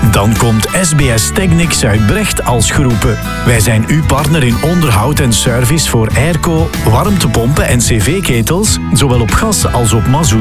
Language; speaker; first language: Dutch; native; Dutch